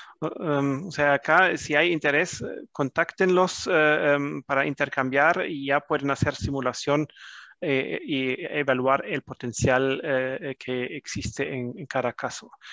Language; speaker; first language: Spanish; non-native, fluent; German